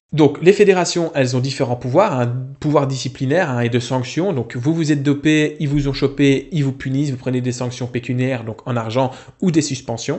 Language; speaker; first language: French; native; French